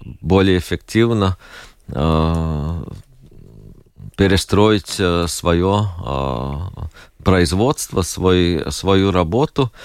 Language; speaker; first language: Russian; non-native, local second language; Latvian